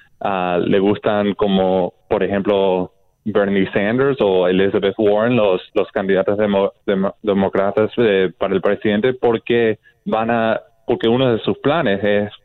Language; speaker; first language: Spanish; non-native, fluent; English